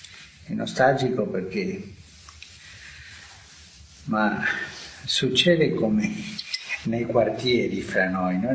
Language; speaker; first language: Italian; early bilingual, heritage; Italian